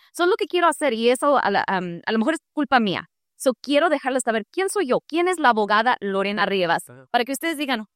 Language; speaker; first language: Spanish; early bilingual, heritage; Spanish